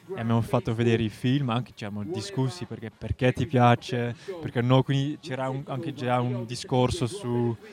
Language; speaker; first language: Italian; non-native, fluent; Dutch